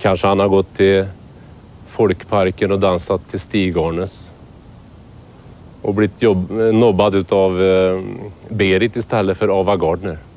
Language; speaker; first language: Swedish; native; Swedish